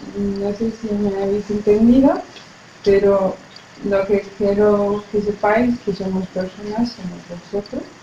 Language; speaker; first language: Spanish; non-native, learner; Arabic